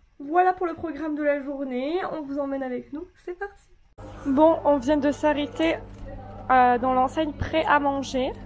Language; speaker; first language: French; native; French